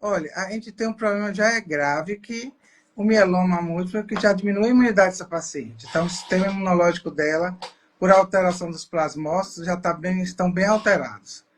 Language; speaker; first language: Portuguese; native; Portuguese